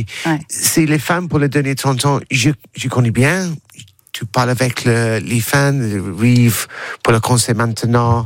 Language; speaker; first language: French; non-native, learner; English